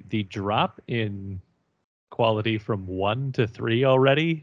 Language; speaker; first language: English; native; English